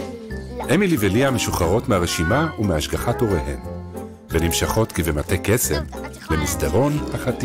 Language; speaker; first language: Hebrew; native; Hebrew